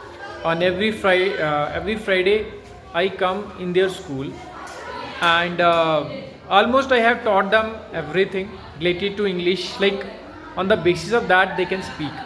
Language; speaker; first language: English; non-native, local second language; Hindi